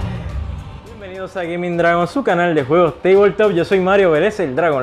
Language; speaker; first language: Spanish; native; Spanish